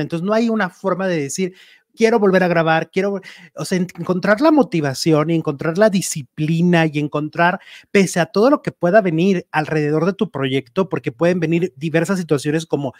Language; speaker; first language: Spanish; native; Spanish